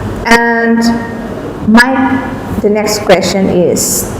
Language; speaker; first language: English; non-native, fluent; Indonesian